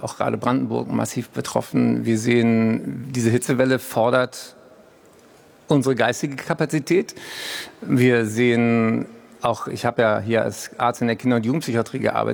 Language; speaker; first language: German; native; German